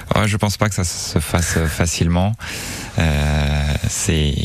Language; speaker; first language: French; native; French